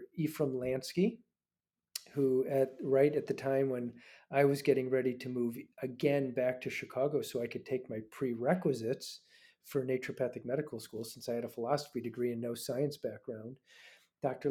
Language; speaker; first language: English; native; English